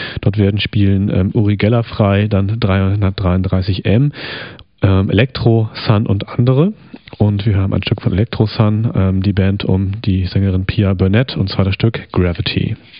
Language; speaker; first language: German; native; German